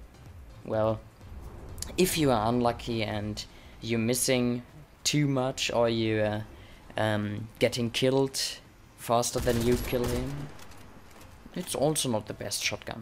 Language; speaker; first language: English; non-native, fluent; Swiss German